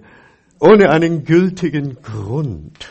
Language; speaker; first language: German; non-native, fluent; Chinese